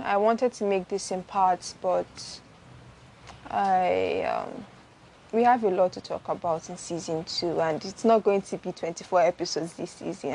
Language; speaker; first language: English; non-native, local second language; Igbo